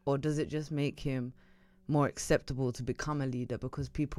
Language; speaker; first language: English; native; English